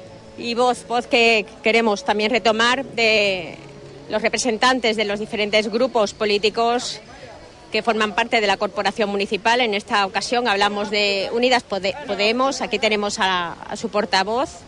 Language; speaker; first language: Spanish; native; Spanish